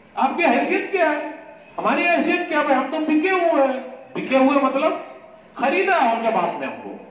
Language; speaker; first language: Urdu; non-native, local second language; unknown